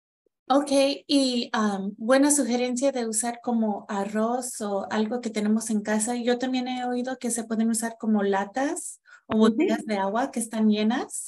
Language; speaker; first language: Spanish; non-native, fluent; English